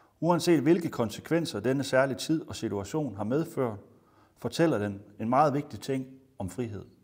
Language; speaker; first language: Danish; native; Danish